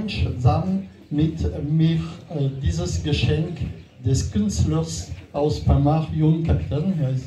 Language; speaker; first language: German; non-native, learner; French